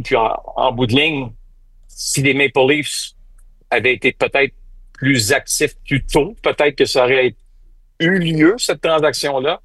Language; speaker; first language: French; native; French